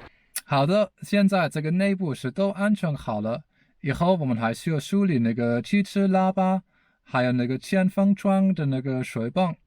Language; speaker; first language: Chinese; non-native, learner; German